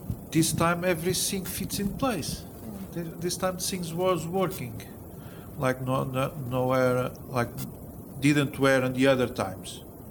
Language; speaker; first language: English; non-native, fluent; Portuguese